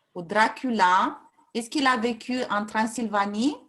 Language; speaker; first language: French; non-native, fluent; Romanian